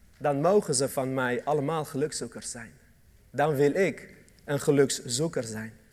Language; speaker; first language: Dutch; early bilingual, other home language; Armenian